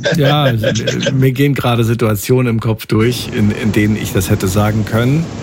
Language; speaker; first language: German; native; German